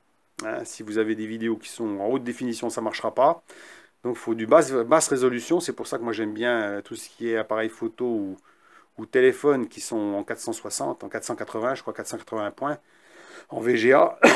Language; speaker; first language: French; native; French